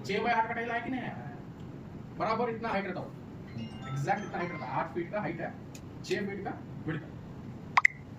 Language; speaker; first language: Hindi; non-native, local second language; Kannada